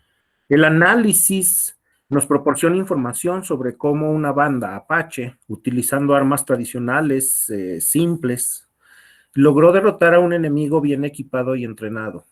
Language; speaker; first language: Spanish; native; Spanish